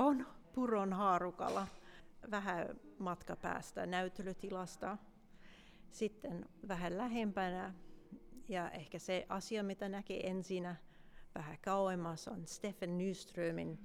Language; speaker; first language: Finnish; non-native, fluent; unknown